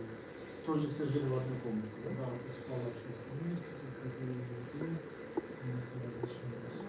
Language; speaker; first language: Russian; non-native, fluent; Georgian